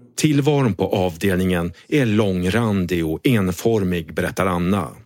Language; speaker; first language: Swedish; native; Swedish